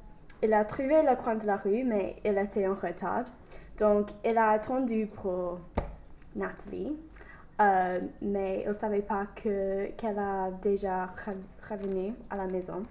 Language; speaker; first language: French; non-native, learner; English